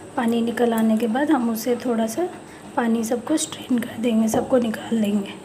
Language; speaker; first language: Hindi; non-native, local second language; Bangla